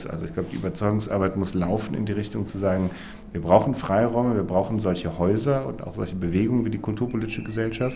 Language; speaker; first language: German; native; German